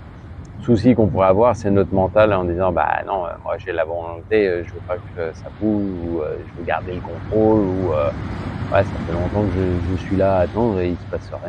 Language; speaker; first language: French; native; French